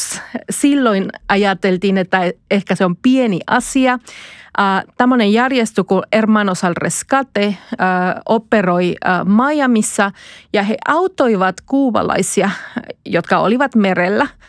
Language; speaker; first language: Finnish; non-native, fluent; Spanish